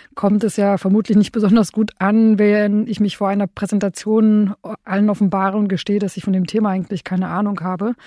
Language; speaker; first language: German; early bilingual, other home language; Romanian